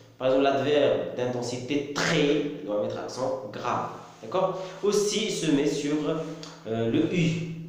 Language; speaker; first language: French; non-native, local second language; Arabic